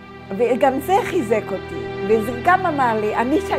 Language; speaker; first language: Hebrew; early bilingual, other home language; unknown